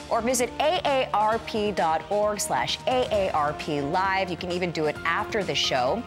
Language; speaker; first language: English; native; English